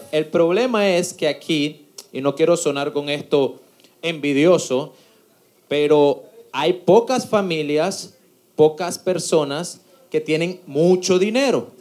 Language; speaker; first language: Spanish; native; Spanish